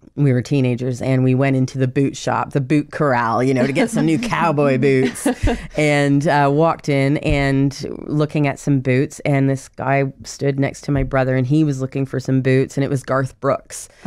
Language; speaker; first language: English; native; English